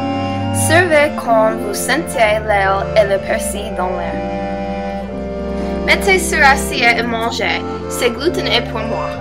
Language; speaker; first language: French; non-native, learner; English